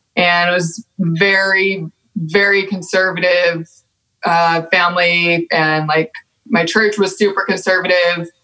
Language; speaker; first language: English; native; English